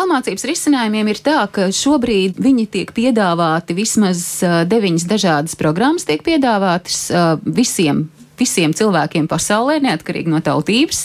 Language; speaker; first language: Latvian; native; Latvian